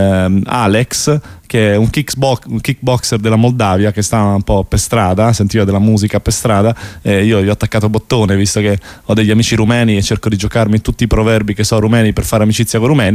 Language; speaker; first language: Italian; native; Italian